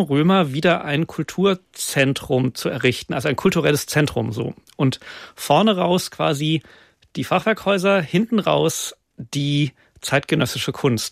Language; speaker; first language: German; native; German